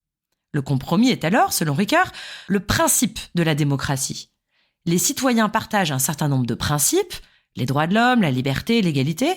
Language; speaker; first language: French; native; French